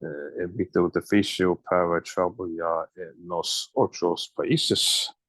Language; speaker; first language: Portuguese; non-native, learner; English